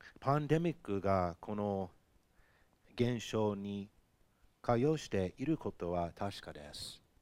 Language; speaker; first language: Japanese; non-native, fluent; English